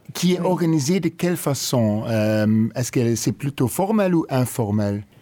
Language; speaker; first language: French; non-native, local second language; Luxembourgish